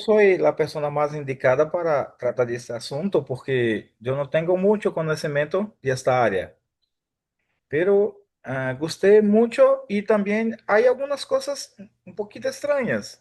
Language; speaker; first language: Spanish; non-native, fluent; Portuguese